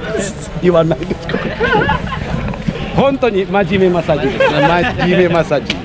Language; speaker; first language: Japanese; non-native, local second language; Indonesian